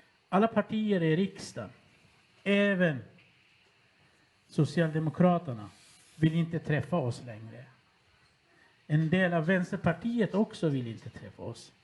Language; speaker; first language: Swedish; non-native, fluent; Kurdish